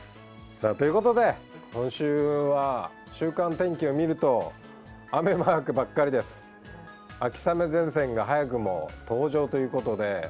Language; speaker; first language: Japanese; native; Japanese